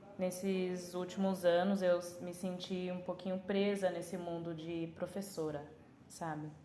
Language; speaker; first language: Portuguese; early bilingual, heritage; Portuguese